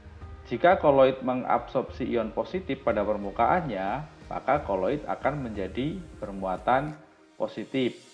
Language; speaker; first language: Indonesian; native; Indonesian